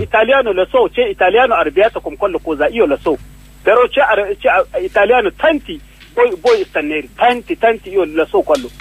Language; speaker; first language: Italian; non-native, learner; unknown